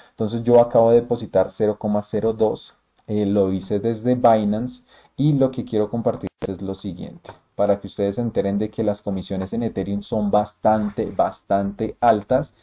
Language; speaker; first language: Spanish; native; Spanish